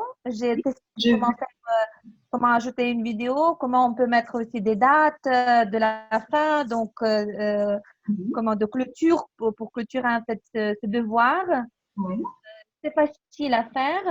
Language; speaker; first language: French; non-native, fluent; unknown